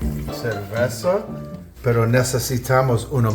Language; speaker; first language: Spanish; non-native, learner; English